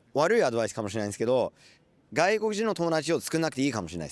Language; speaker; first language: Japanese; non-native, fluent; English